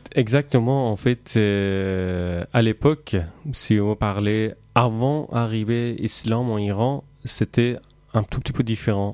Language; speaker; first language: French; non-native, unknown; Persian